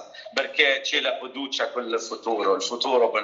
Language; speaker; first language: Italian; non-native, learner; Arabic